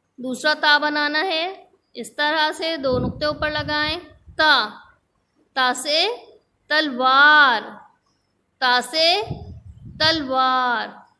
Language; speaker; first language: Urdu; native; Urdu